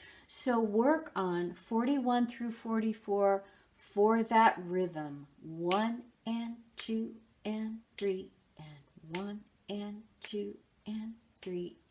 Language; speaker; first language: English; native; English